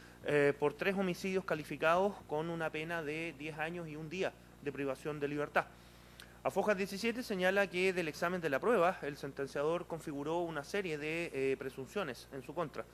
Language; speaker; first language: Spanish; native; Spanish